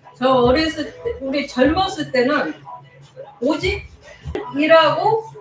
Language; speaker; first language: Korean; native; Korean